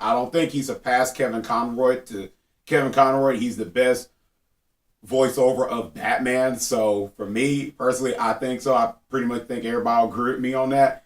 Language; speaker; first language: English; native; English